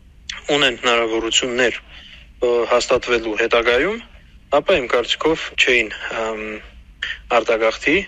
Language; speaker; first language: Armenian; native; Armenian